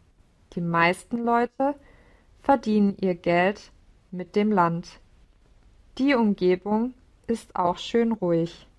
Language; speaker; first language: German; non-native, learner; English